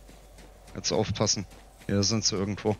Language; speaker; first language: German; native; German